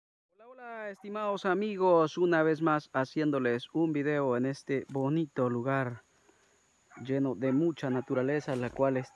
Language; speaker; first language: Spanish; native; Spanish